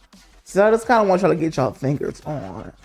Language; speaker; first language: English; native; English